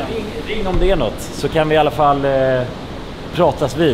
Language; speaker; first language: Swedish; native; Swedish